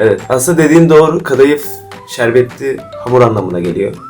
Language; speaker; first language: Turkish; native; Turkish